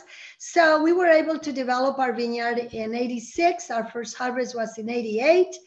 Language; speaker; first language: English; early bilingual, other home language; Spanish